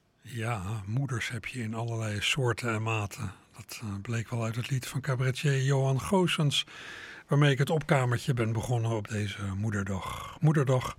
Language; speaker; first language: Dutch; native; Dutch